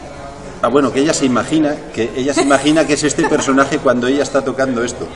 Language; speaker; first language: Spanish; native; Spanish